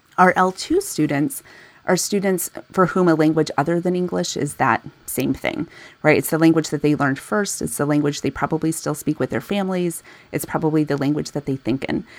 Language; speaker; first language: English; native; English